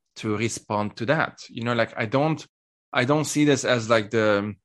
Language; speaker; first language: English; non-native, fluent; Arabic